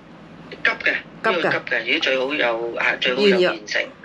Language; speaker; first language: Cantonese; native; Cantonese